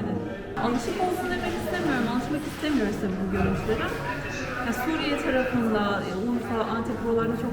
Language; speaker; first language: Turkish; native; Turkish